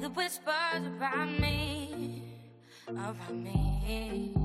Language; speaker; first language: German; non-native, fluent; Persian